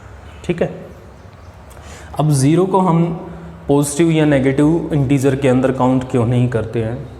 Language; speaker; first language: Hindi; native; Hindi